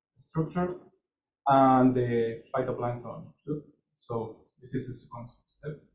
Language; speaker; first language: English; non-native, fluent; Spanish